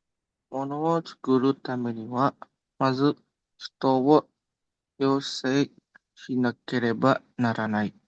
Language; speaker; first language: Japanese; non-native, learner; Indonesian